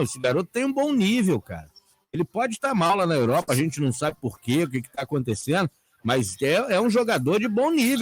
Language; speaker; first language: Portuguese; native; Portuguese